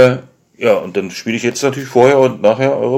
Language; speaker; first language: German; native; German